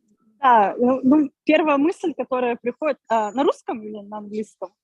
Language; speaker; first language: Russian; native; Russian